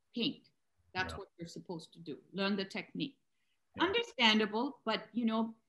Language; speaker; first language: English; non-native, local second language; Urdu